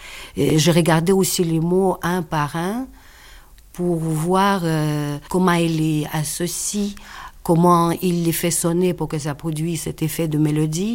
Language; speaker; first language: French; non-native, fluent; Russian